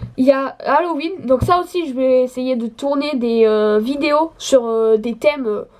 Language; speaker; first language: French; native; French